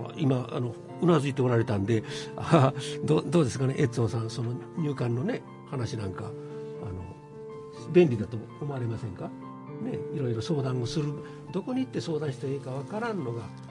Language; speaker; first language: Japanese; native; Japanese